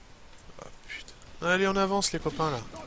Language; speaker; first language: French; native; French